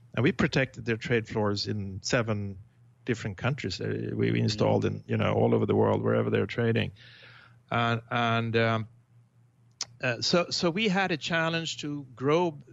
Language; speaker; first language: English; non-native, fluent; Swedish